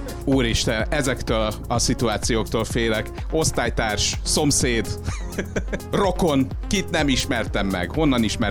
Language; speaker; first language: Hungarian; native; Hungarian